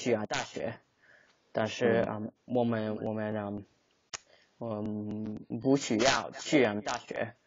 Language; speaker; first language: Chinese; non-native, learner; English